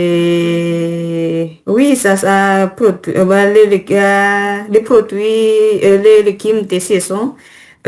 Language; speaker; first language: French; non-native, learner; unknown